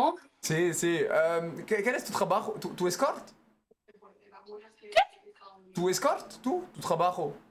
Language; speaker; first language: Spanish; non-native, learner; French